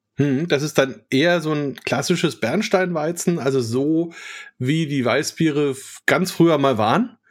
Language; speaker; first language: German; native; German